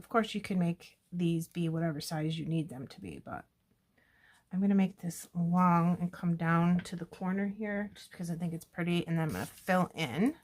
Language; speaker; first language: English; native; English